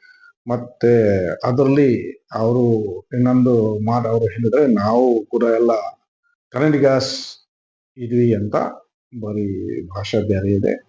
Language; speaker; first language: Kannada; non-native, fluent; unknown